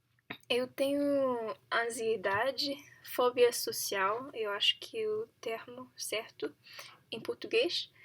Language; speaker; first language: Portuguese; non-native, learner; English